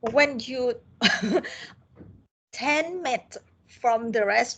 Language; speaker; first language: English; non-native, learner; Vietnamese